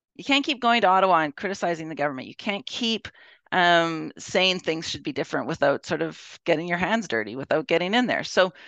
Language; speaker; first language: English; native; English